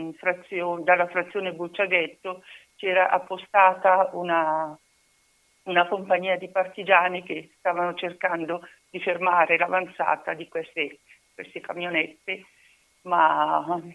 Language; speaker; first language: Italian; native; Italian